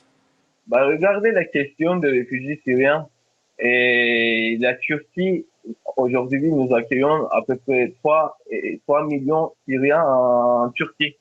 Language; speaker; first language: French; non-native, fluent; Turkish